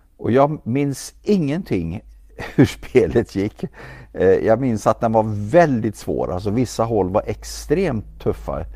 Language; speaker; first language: Swedish; native; Swedish